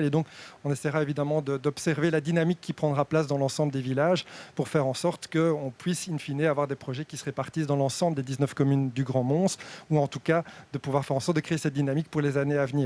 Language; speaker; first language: French; native; French